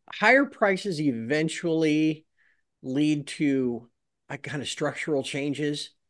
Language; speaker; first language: English; native; English